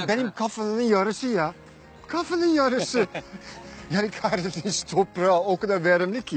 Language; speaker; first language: Turkish; non-native, learner; Dutch